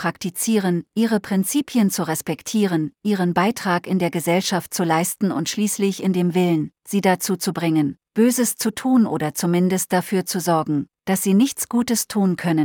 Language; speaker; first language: German; native; German